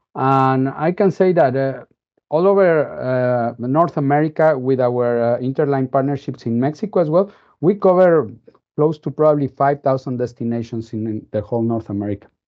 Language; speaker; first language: English; non-native, fluent; Spanish